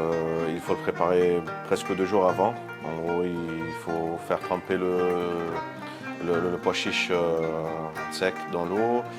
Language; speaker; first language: French; non-native, local second language; Arabic